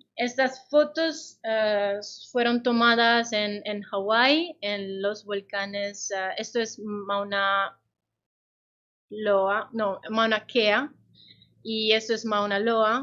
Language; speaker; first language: Spanish; non-native, fluent; Italian